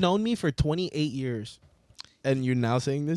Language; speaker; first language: English; native; English